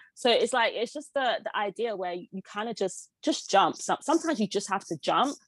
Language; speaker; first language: English; early bilingual, other home language; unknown